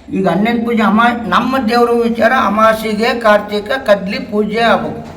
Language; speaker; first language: Kannada; native; Kannada